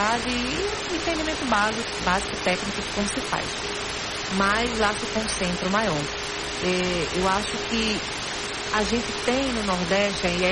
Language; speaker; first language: Portuguese; native; Portuguese